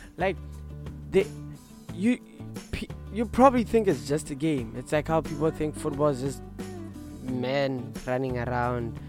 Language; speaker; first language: English; non-native, local second language; Tswana